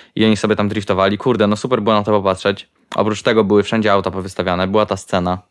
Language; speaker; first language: Polish; native; Polish